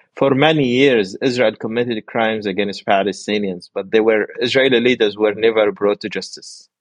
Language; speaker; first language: English; non-native, fluent; Arabic